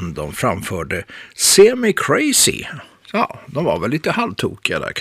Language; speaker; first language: Swedish; native; Swedish